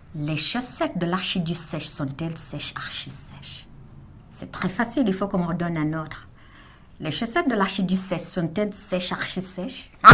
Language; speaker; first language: French; non-native, fluent; Ganda